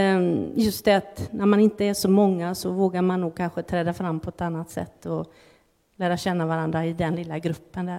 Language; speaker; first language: Swedish; native; Swedish